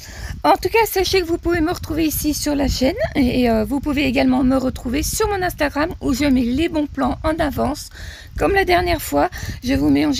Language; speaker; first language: French; native; French